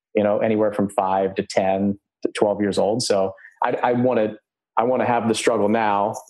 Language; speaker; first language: English; early bilingual, other home language; Croatian